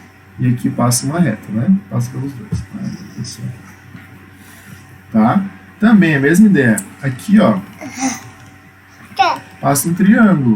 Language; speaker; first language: Portuguese; native; Portuguese